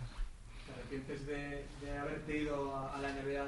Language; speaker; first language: Spanish; native; Spanish